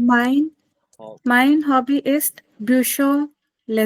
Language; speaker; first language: German; non-native, learner; Urdu